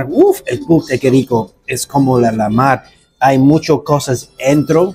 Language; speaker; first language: Spanish; non-native, learner; English